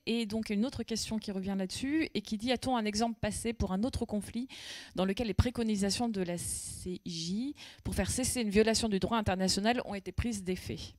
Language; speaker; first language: French; native; French